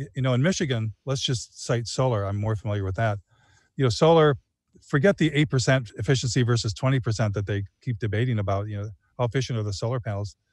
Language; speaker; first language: English; native; English